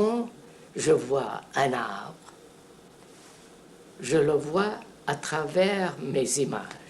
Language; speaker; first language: French; non-native, fluent; Telugu